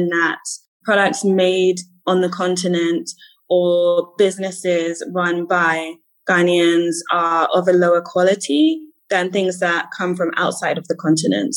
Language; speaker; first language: English; native; English